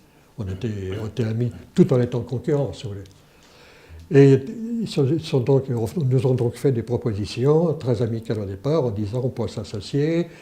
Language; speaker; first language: French; native; French